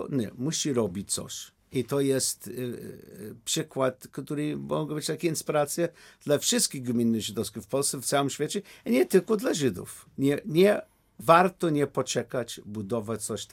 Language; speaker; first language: Polish; non-native, learner; English